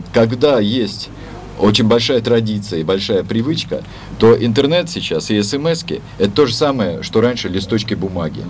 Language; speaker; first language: Russian; native; Russian